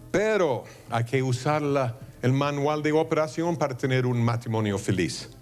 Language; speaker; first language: Spanish; non-native, fluent; English